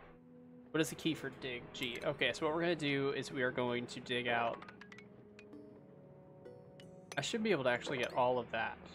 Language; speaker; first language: English; native; English